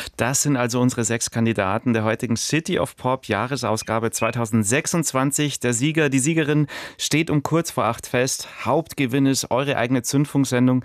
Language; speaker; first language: German; native; German